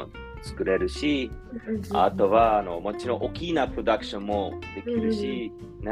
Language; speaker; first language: Japanese; non-native, learner; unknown